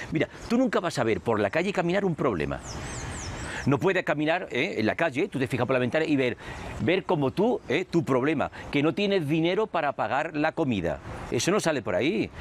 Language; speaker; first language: Spanish; native; Spanish